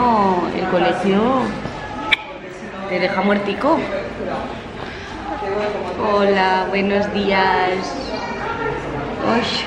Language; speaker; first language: Spanish; native; Spanish